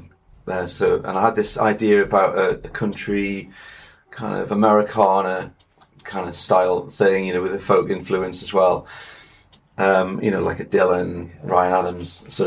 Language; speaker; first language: English; native; English